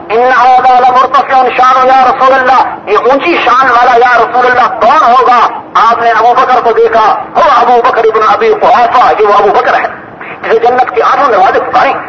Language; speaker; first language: Urdu; non-native, local second language; Punjabi